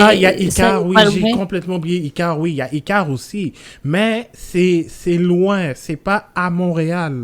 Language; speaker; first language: French; native; French